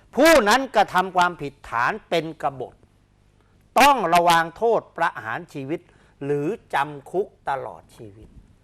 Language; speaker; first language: Thai; native; Thai